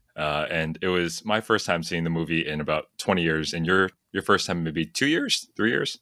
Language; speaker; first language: English; native; English